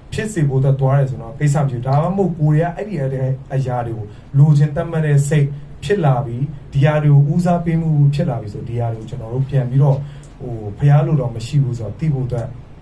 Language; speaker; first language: Burmese; non-native, local second language; Tedim Chin